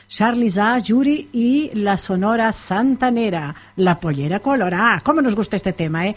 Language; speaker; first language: Spanish; native; Spanish